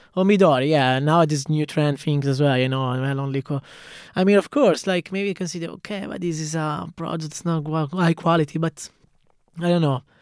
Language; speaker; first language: English; non-native, fluent; Italian